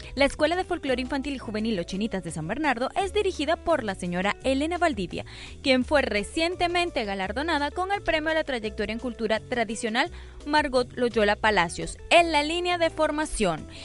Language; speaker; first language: Spanish; native; Spanish